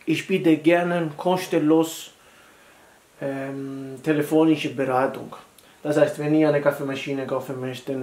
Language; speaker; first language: German; non-native, fluent; Italian